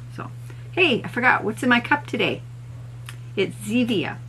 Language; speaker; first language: English; native; English